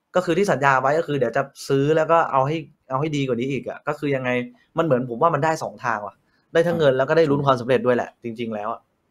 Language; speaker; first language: Thai; native; Thai